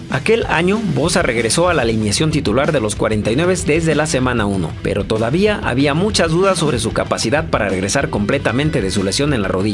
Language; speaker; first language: Spanish; native; Spanish